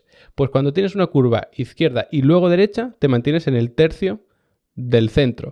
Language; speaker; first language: Spanish; native; Spanish